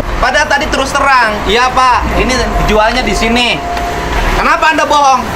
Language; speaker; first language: Indonesian; non-native, local second language; Sundanese